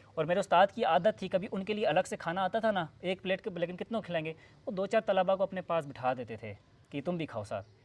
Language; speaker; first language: Urdu; non-native, local second language; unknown